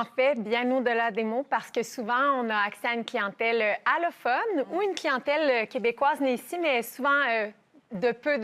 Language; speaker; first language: French; native; French